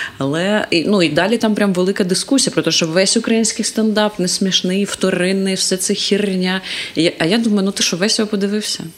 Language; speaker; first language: Ukrainian; non-native, local second language; Russian